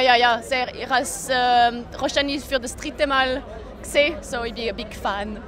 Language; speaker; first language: German; non-native, local second language; French